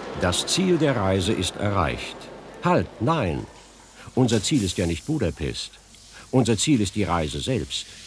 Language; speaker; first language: German; native; German